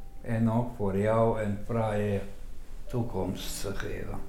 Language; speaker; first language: Dutch; non-native, fluent; Romanian